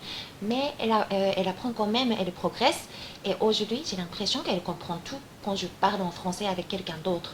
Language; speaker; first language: French; non-native, fluent; Japanese